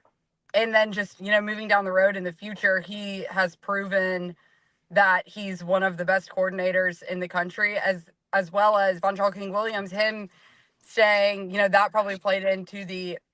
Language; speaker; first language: English; native; English